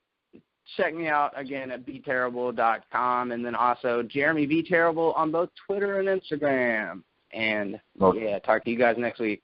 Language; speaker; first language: English; native; English